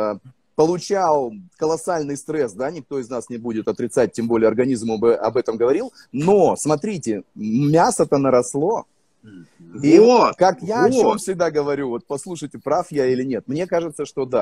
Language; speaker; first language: Russian; native; Russian